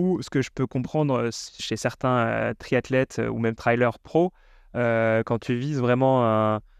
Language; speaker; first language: French; native; French